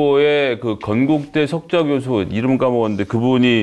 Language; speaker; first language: Korean; native; Korean